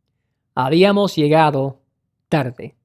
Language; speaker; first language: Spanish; non-native, learner; English